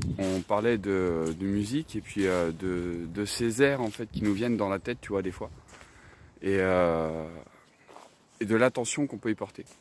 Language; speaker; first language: French; native; French